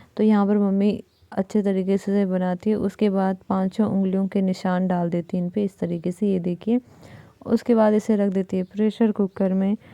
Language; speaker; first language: Hindi; native; Hindi